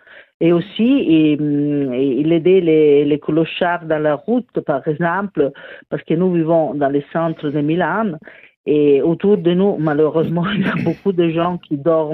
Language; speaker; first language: French; non-native, fluent; Italian